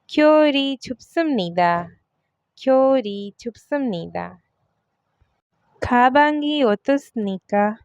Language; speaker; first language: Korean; non-native, fluent; Hindi